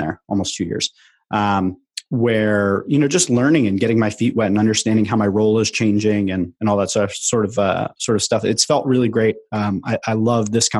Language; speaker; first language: English; native; English